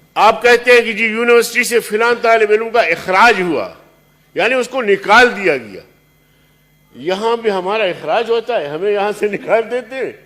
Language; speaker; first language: Urdu; non-native, local second language; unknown